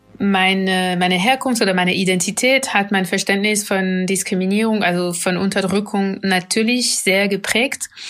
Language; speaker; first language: German; non-native, fluent; French